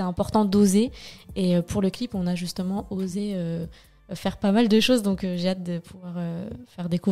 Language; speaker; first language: French; native; French